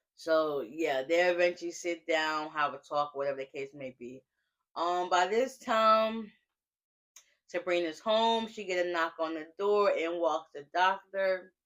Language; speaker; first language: English; native; English